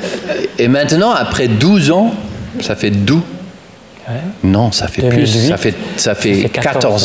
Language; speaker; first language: French; non-native, fluent; German